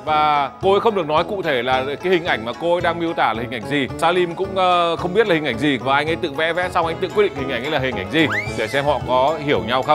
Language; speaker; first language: Vietnamese; native; Vietnamese